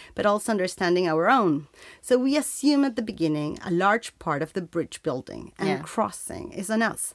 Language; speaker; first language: English; non-native, fluent; Spanish